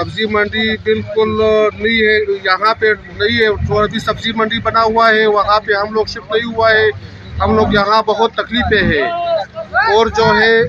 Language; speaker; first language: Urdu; non-native, local second language; Pashto